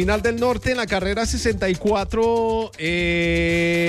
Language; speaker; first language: Spanish; native; Spanish